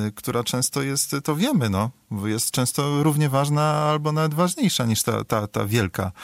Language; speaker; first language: Polish; native; Polish